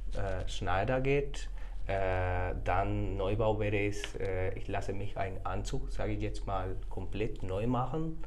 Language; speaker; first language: German; non-native, fluent; Spanish